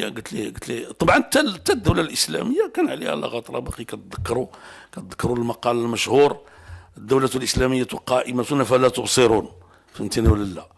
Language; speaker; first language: Arabic; native; Arabic